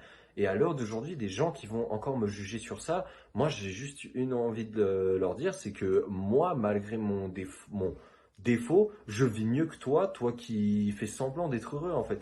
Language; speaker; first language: French; native; French